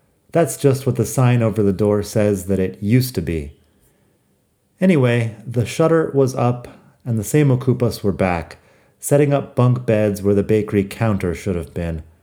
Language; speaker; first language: English; native; English